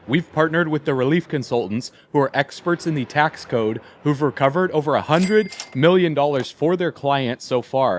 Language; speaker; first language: English; native; English